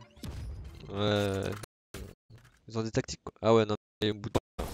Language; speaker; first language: French; native; French